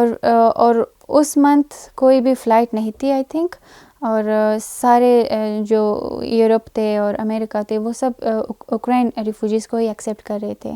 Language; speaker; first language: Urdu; non-native, fluent; Persian